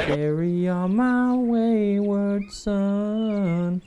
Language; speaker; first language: English; native; English